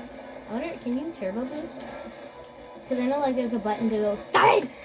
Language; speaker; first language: English; native; English